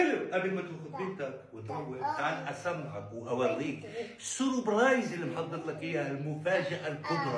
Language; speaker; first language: Arabic; native; Arabic